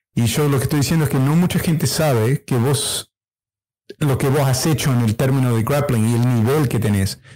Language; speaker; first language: Spanish; early bilingual, heritage; Spanish